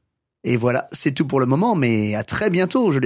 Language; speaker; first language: French; native; French